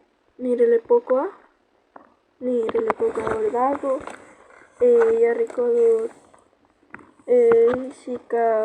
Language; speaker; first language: Basque; non-native, local second language; Spanish